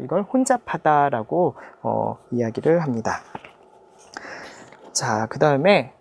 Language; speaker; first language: Korean; native; Korean